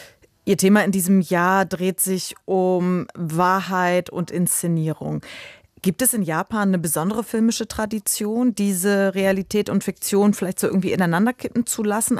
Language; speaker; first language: German; native; German